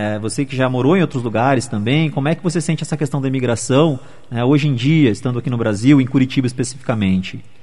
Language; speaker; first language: Portuguese; native; Portuguese